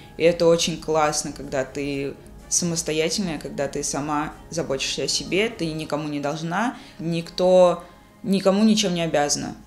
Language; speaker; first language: Russian; native; Russian